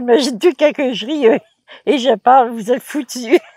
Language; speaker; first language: French; native; French